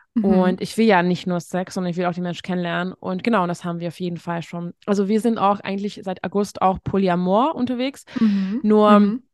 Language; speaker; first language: German; non-native, fluent; Hungarian